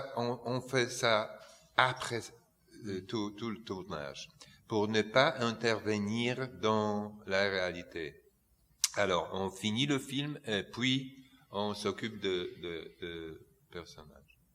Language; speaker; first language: French; non-native, fluent; Polish